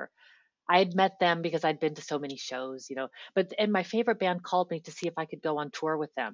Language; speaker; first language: English; native; English